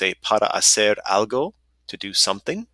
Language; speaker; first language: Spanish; non-native, fluent; English